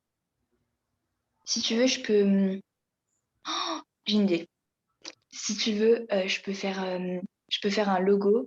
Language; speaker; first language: French; native; French